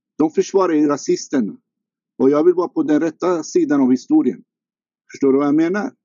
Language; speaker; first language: Swedish; non-native, fluent; Albanian